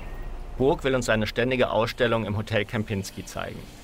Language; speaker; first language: German; native; German